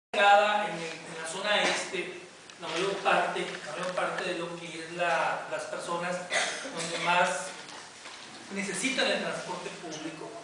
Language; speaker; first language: Spanish; native; Spanish